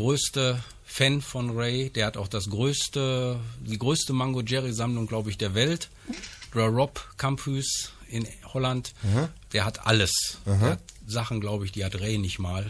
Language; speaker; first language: German; native; German